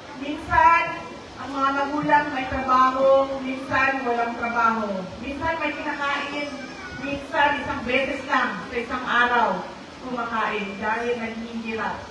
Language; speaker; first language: Filipino; non-native, local second language; Cebuano